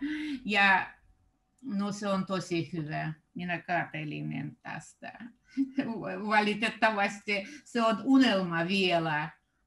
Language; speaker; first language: Finnish; non-native, learner; Russian